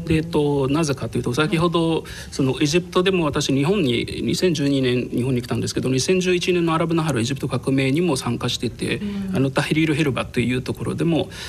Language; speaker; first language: Japanese; non-native, fluent; Arabic